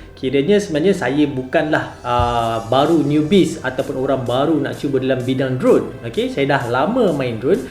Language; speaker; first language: Malay; native; Malay